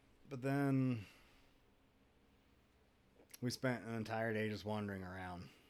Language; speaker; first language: English; native; English